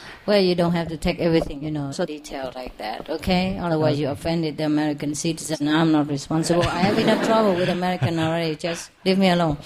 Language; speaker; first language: English; non-native, fluent; Vietnamese